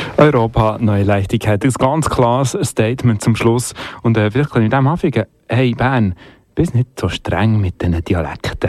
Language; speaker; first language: German; native; German